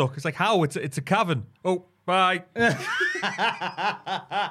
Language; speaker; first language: English; native; English